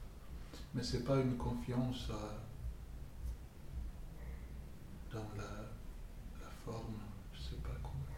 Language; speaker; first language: French; non-native, fluent; English